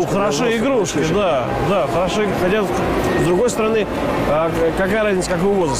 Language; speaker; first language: Russian; native; Russian